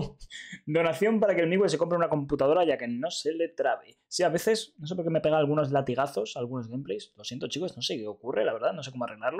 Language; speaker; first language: Spanish; native; Spanish